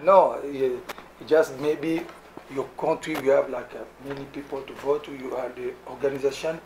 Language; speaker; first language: English; non-native, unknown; Lingala